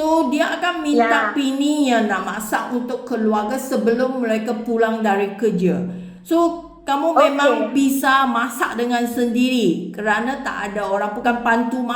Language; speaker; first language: Indonesian; non-native, learner; Filipino